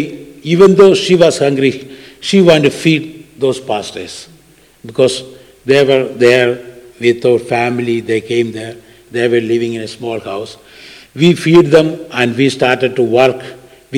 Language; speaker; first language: English; non-native, local second language; Malayalam